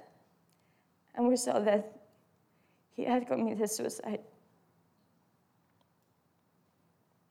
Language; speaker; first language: English; non-native, fluent; Albanian